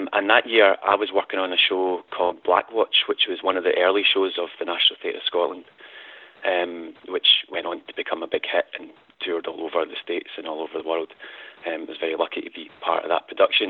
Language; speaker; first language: English; native; English